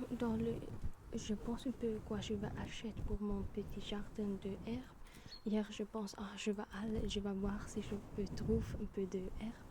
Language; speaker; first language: French; non-native, learner; German